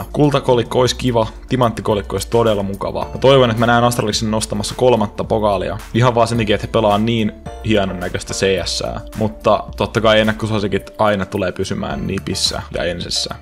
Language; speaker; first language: Finnish; native; Finnish